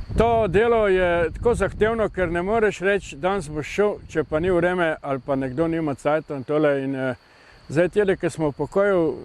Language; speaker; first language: Slovenian; native; Slovenian